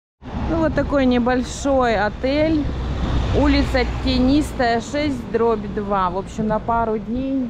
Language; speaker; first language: Russian; native; Russian